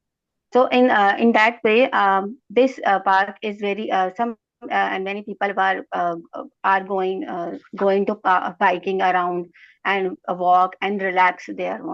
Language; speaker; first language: English; non-native, learner; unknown